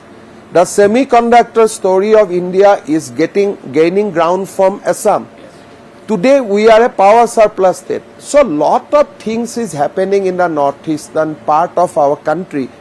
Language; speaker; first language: English; non-native, local second language; Assamese